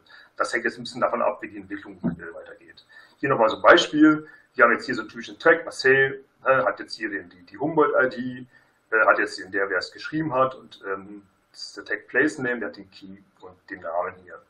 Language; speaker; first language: German; native; German